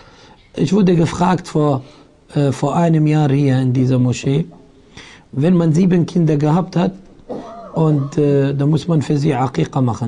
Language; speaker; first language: German; non-native, fluent; Arabic